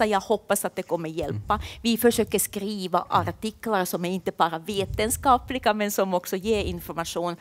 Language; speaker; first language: Swedish; non-native, fluent; Finnish